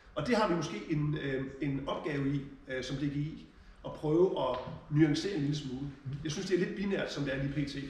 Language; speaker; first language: Danish; early bilingual, other home language; German